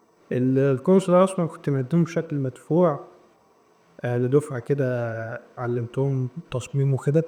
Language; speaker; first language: Arabic; native; Arabic